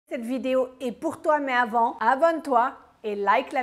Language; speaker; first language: French; non-native, local second language; Arabic